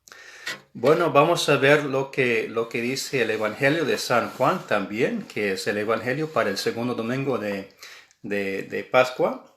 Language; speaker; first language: Spanish; non-native, fluent; English